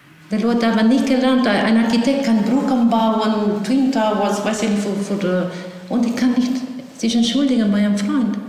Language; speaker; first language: German; non-native, fluent; Spanish